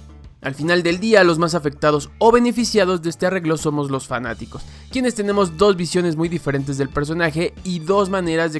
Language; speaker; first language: Spanish; native; Spanish